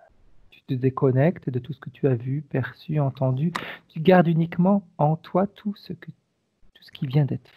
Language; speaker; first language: French; native; French